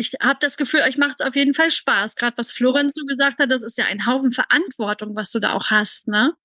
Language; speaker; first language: German; native; German